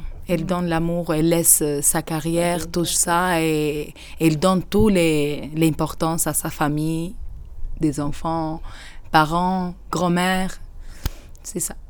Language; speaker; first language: French; non-native, learner; Albanian